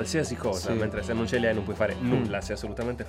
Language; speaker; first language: Italian; native; Italian